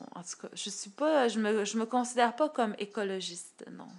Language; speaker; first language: French; native; French